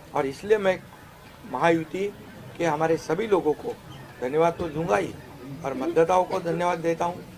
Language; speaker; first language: Hindi; non-native, local second language; Marathi